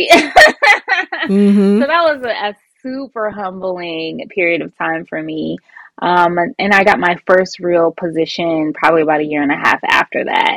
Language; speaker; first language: English; native; English